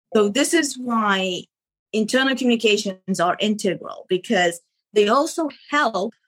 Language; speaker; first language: English; non-native, fluent; Arabic